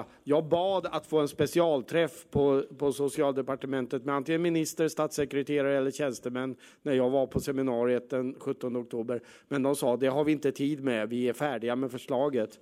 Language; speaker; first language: Swedish; native; Swedish